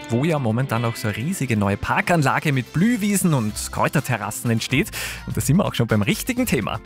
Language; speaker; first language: German; native; German